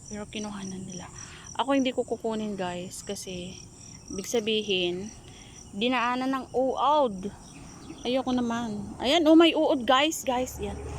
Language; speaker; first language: Filipino; non-native, local second language; Iloko